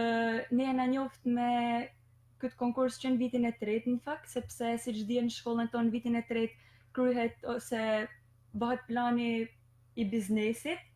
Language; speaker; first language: Albanian; native; Albanian